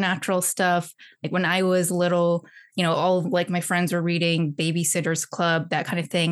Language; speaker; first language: English; early bilingual, other home language; Chinese